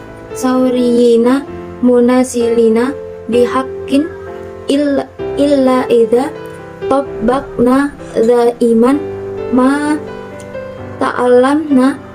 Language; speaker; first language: Arabic; non-native, learner; Indonesian